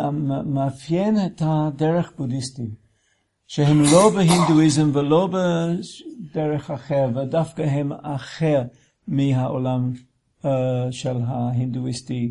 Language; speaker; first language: Hebrew; non-native, fluent; English